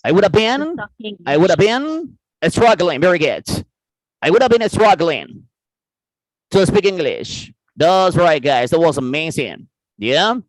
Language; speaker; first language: English; non-native, fluent; Spanish